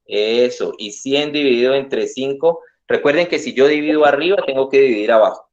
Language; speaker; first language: Spanish; native; Spanish